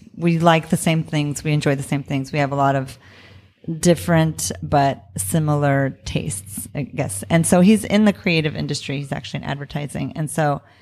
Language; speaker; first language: English; native; English